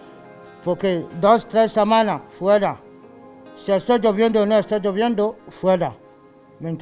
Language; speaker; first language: Spanish; non-native, learner; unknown